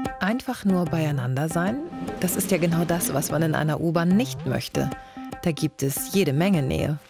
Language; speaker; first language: German; early bilingual, other home language; Greek